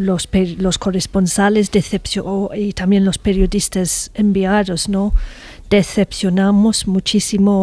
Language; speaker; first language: Spanish; non-native, fluent; English